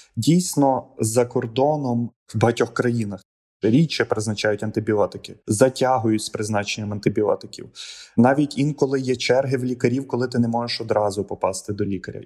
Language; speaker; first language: Ukrainian; native; Ukrainian